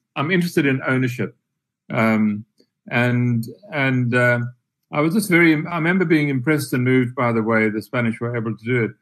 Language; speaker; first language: English; native; English